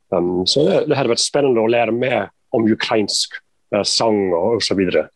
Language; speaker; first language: Norwegian; non-native, fluent; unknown